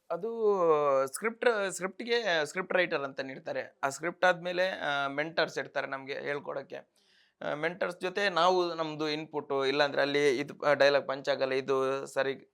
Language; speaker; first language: Kannada; non-native, local second language; Tulu